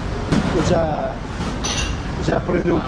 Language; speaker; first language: Portuguese; native; Portuguese